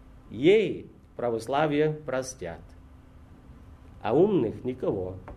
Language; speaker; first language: Russian; non-native, fluent; English